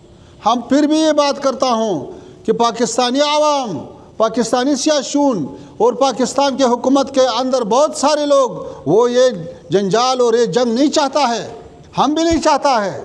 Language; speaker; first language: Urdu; non-native, learner; Pashto